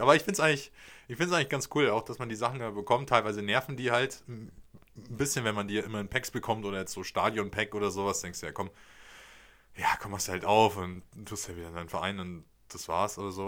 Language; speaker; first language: German; native; German